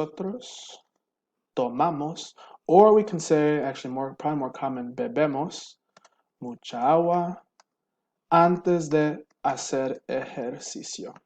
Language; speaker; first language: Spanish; non-native, fluent; English